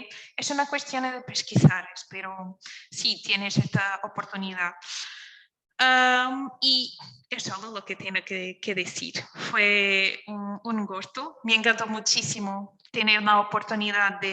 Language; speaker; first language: Spanish; non-native, fluent; Portuguese